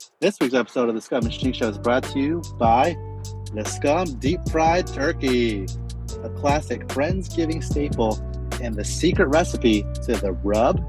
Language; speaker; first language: English; native; English